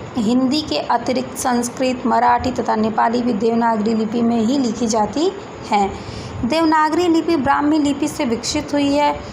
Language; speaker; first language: Hindi; native; Hindi